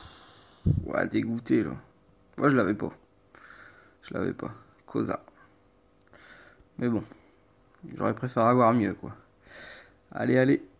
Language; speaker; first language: French; native; French